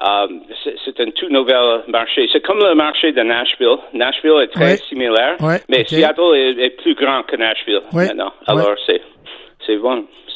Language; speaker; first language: French; non-native, fluent; English